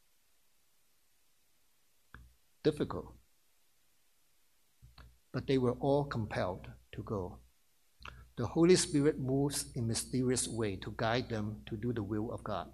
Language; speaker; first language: English; non-native, local second language; Cantonese